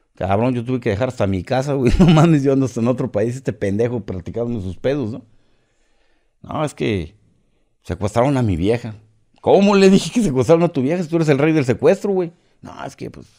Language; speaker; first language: Spanish; native; Spanish